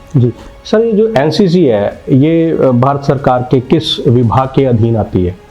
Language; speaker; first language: Hindi; non-native, local second language; Punjabi